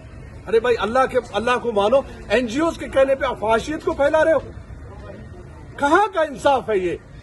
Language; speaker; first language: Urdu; non-native, local second language; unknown